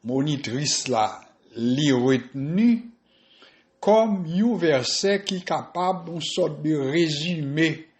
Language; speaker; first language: French; non-native, local second language; Haitian Creole